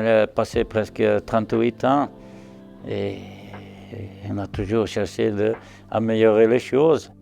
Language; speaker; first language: French; non-native, local second language; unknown